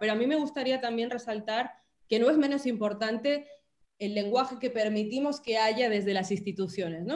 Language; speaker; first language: Spanish; native; Spanish